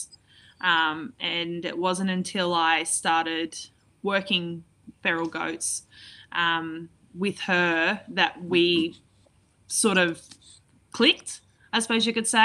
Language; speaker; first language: English; native; English